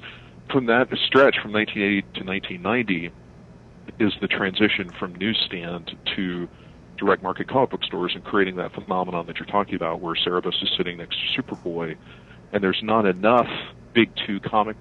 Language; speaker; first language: English; native; English